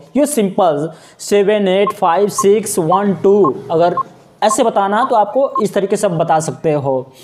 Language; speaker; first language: Hindi; native; Hindi